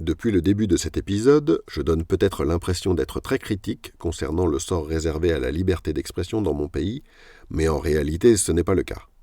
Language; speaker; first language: French; native; French